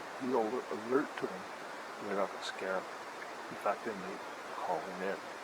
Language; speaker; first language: English; native; English